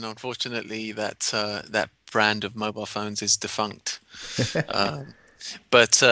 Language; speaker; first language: English; native; English